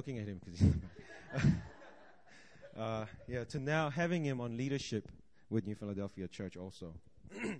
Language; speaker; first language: English; native; English